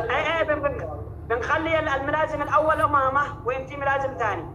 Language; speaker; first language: Arabic; native; Arabic